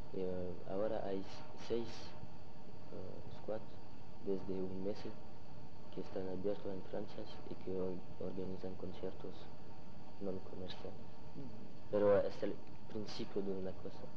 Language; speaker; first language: Spanish; non-native, learner; French